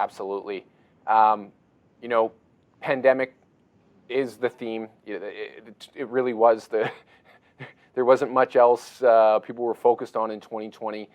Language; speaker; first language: English; native; English